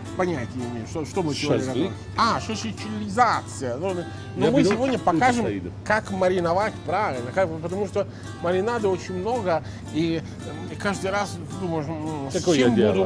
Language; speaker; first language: Russian; non-native, fluent; Italian